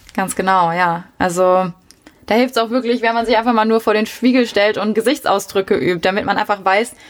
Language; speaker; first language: German; native; German